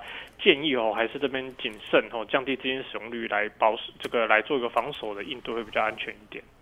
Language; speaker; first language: Chinese; native; Chinese